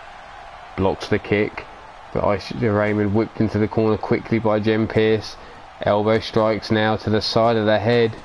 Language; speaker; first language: English; native; English